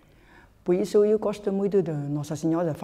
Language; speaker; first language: Portuguese; non-native, local second language; Cantonese